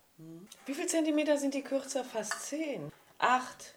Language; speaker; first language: German; native; German